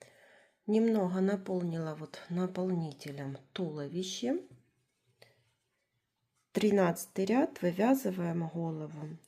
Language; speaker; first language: Russian; native; Russian